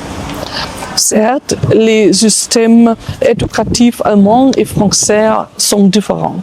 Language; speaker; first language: French; non-native, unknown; German